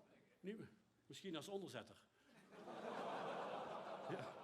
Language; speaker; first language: Dutch; native; Dutch